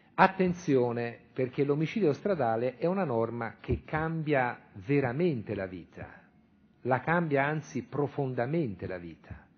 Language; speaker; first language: Italian; native; Italian